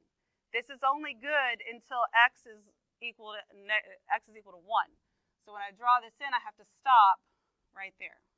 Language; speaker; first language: English; native; English